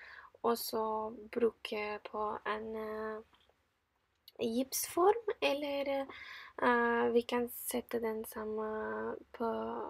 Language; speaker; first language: Norwegian; non-native, fluent; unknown